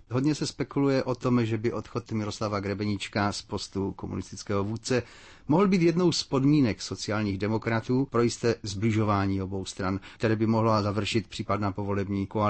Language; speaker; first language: Czech; native; Czech